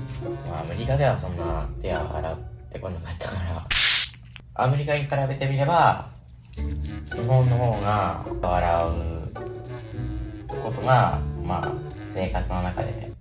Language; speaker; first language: Japanese; early bilingual, heritage; Japanese